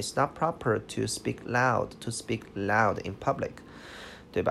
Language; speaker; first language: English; non-native, fluent; Chinese